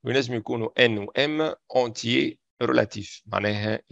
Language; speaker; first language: French; non-native, local second language; Arabic